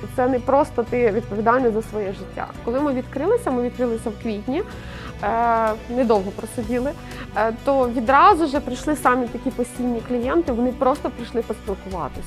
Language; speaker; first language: Ukrainian; native; Ukrainian